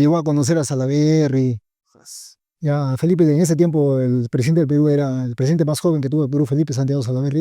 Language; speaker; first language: Spanish; native; Spanish